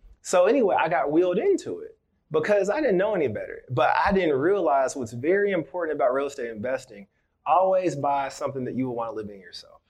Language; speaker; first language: English; native; English